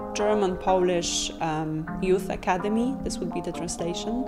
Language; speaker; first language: English; non-native, fluent; Polish